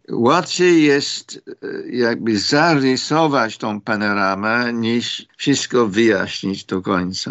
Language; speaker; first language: Polish; non-native, fluent; English